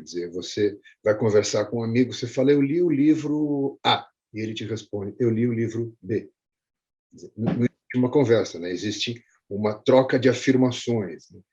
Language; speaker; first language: Portuguese; native; Portuguese